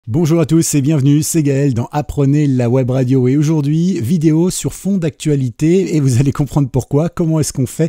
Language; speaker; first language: French; native; French